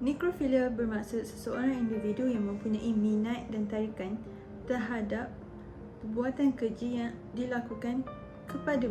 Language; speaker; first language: Malay; native; Malay